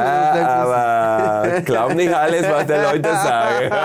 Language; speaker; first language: German; non-native, fluent; Spanish